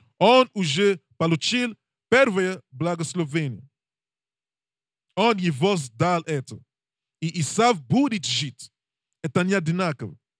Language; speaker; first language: Russian; non-native, learner; English